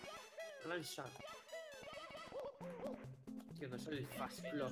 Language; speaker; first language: Spanish; native; Spanish